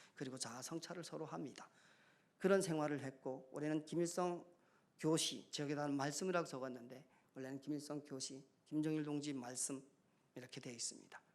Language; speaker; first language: Korean; native; Korean